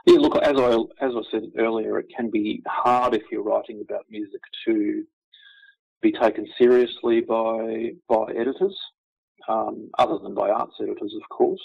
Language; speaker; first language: English; native; English